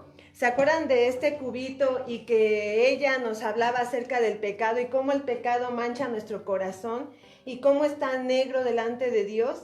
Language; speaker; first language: Spanish; native; Spanish